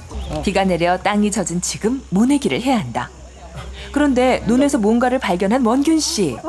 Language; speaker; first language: Korean; native; Korean